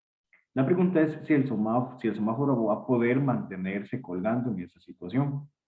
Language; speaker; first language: Spanish; native; Spanish